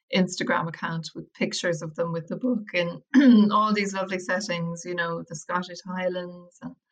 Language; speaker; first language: English; native; English